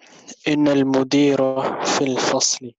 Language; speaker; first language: Arabic; non-native, learner; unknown